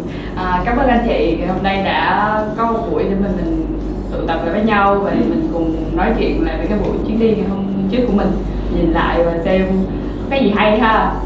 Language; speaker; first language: Vietnamese; native; Vietnamese